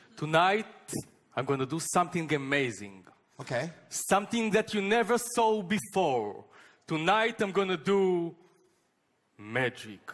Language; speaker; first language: English; non-native, fluent; Hebrew